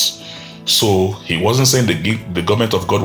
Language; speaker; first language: English; non-native, local second language; Yoruba